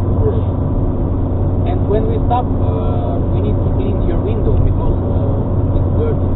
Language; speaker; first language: English; non-native, fluent; Russian